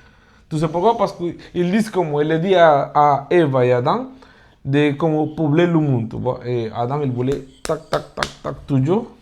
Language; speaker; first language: French; non-native, fluent; Spanish